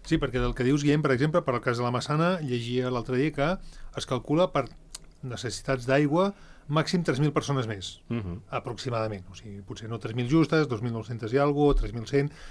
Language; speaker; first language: Catalan; native; Catalan